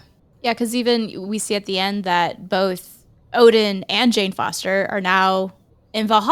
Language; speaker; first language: English; native; English